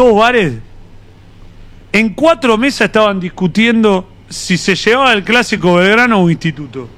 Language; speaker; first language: Spanish; native; Spanish